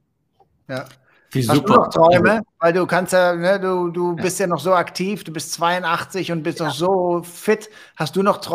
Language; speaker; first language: German; native; German